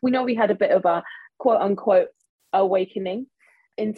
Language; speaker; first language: English; native; English